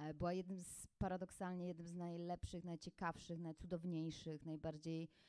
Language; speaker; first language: Polish; native; Polish